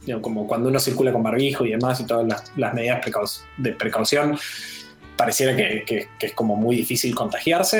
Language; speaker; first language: Spanish; native; Spanish